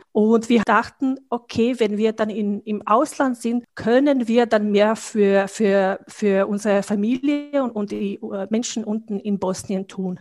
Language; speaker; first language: German; non-native, fluent; Bosnian